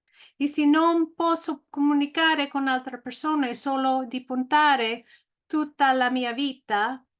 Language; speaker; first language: Italian; non-native, learner; English